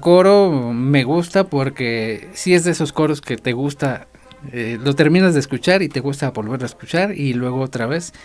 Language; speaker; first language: Spanish; native; Spanish